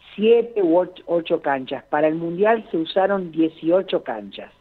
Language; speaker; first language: Spanish; native; Spanish